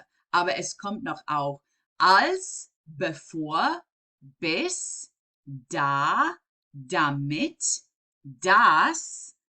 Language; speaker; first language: German; non-native, fluent; English